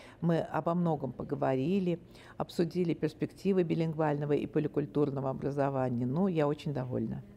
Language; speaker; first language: Russian; non-native, local second language; Udmurt